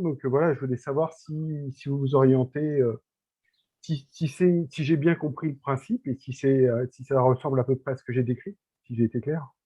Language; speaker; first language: French; native; French